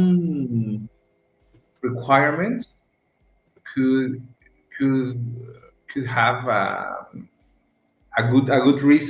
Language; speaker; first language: English; non-native, learner; Spanish